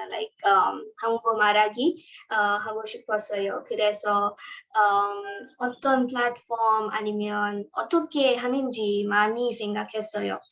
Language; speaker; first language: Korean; non-native, learner; Marathi